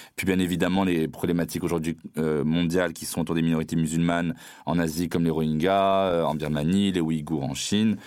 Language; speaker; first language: French; non-native, local second language; Arabic